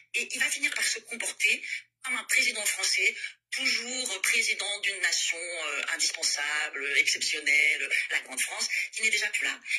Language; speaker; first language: French; native; French